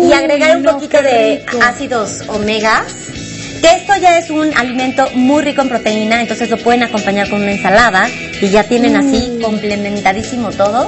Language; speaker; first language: Spanish; native; Spanish